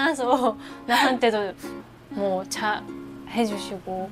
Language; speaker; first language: Korean; non-native, learner; Japanese